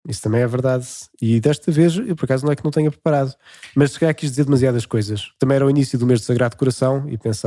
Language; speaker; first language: Portuguese; native; Portuguese